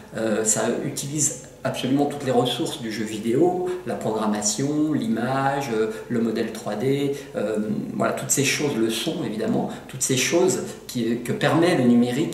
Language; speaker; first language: French; native; French